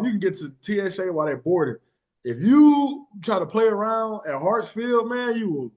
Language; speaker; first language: English; native; English